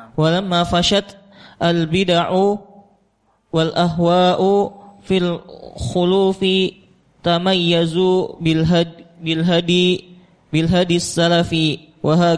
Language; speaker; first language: Arabic; non-native, learner; Indonesian